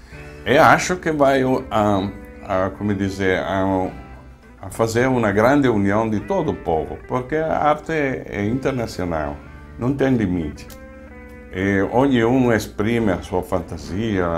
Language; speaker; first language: Portuguese; non-native, fluent; Italian